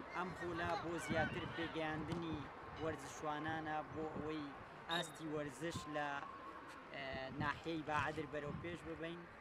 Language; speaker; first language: Central Kurdish; non-native, local second language; Kurdish